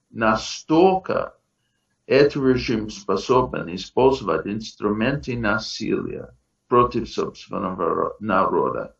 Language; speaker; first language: Russian; non-native, fluent; English